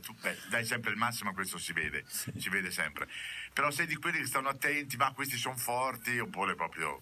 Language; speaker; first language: Italian; native; Italian